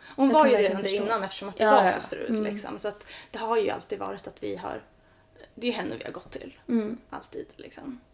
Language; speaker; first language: Swedish; early bilingual, other home language; Spanish